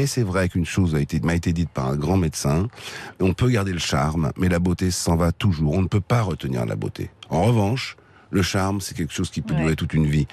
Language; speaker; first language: French; native; French